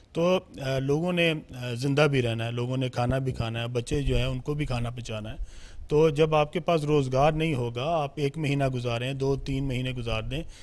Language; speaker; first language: Urdu; non-native, local second language; Punjabi